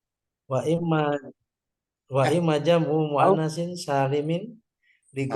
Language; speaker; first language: Arabic; non-native, learner; Indonesian